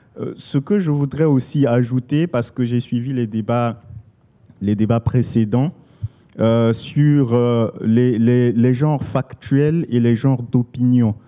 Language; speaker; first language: French; non-native, local second language; Sango